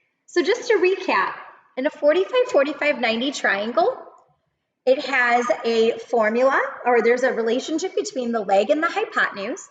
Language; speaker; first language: English; native; English